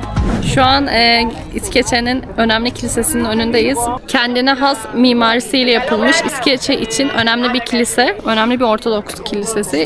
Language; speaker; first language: Turkish; native; Turkish